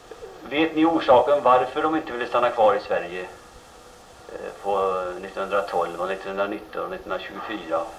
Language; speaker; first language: Swedish; native; Swedish